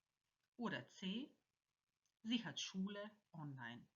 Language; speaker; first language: German; non-native, fluent; Croatian